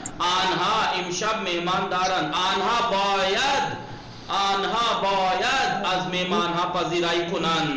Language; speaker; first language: Persian; non-native, fluent; Urdu